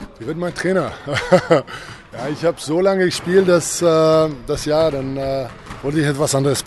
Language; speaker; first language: German; non-native, learner; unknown